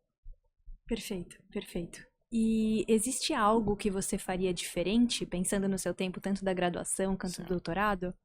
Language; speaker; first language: Portuguese; native; Portuguese